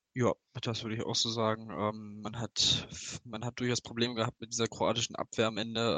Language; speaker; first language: German; native; German